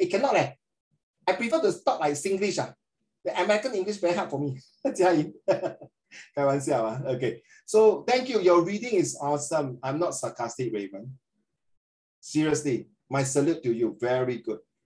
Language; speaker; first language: English; non-native, local second language; Chinese